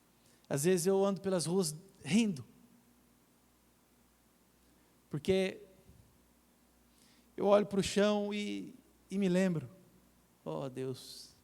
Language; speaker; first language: Portuguese; native; Portuguese